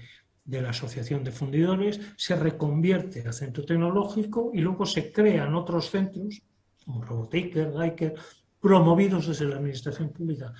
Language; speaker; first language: Spanish; native; Spanish